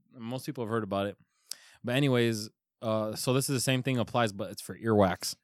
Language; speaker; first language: English; early bilingual, other home language; Spanish